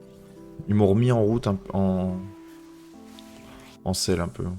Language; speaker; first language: French; native; French